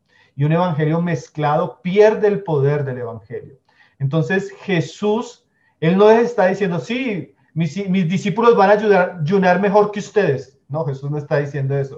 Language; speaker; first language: Spanish; native; Spanish